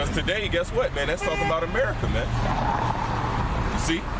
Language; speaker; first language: English; native; English